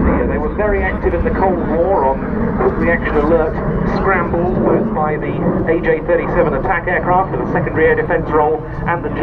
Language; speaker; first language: English; native; English